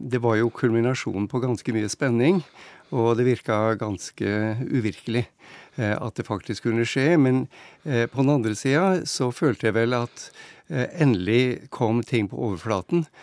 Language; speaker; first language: Norwegian; native; Norwegian